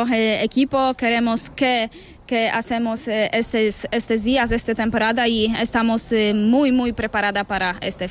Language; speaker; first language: Spanish; non-native, learner; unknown